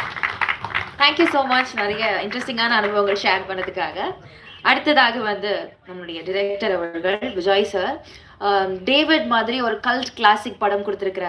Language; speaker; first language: Tamil; native; Tamil